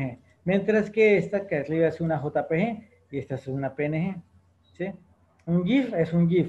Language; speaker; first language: Spanish; native; Spanish